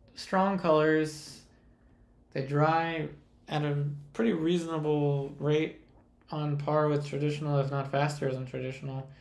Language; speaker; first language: English; early bilingual, other home language; Spanish